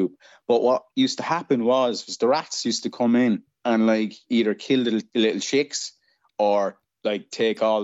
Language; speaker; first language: English; native; English